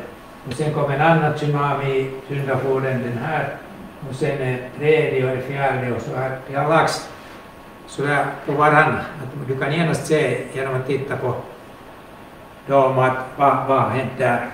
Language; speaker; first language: Swedish; non-native, local second language; Finnish